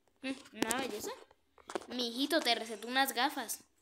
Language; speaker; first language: Spanish; native; Spanish